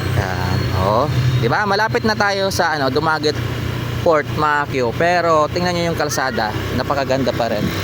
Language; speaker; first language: Filipino; non-native, local second language; Aklanon